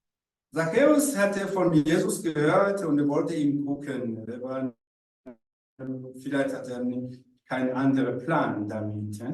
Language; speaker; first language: German; non-native, fluent; Rundi